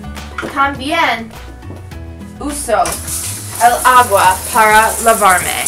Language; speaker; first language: Spanish; non-native, learner; English